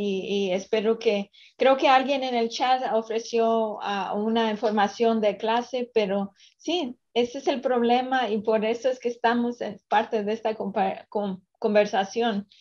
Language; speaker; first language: Spanish; early bilingual, other home language; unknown